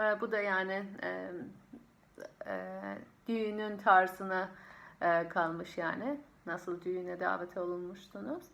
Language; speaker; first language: Turkish; non-native, fluent; Persian